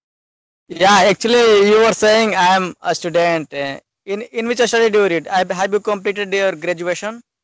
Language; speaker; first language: English; non-native, learner; Hindi